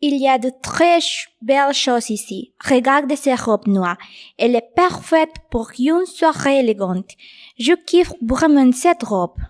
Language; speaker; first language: French; non-native, learner; Spanish